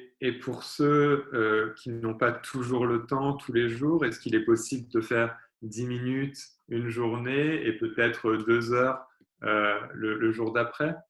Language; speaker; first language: French; native; French